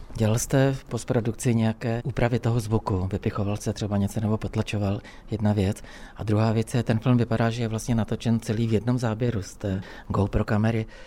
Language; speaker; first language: Czech; native; Czech